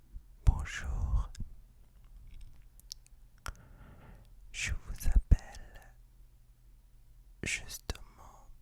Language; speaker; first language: French; non-native, fluent; English